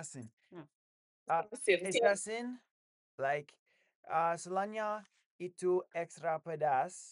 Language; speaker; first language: Indonesian; non-native, learner; English